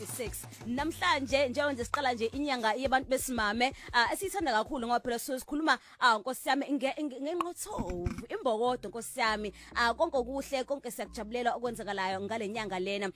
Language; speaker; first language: Zulu; native; Zulu